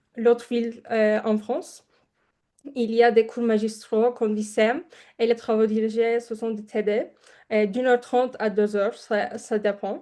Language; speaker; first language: French; non-native, fluent; Turkish